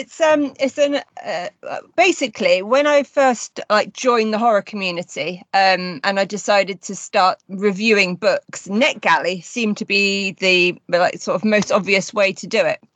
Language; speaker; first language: English; native; English